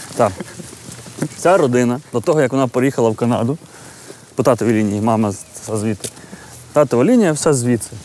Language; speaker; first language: Ukrainian; native; Ukrainian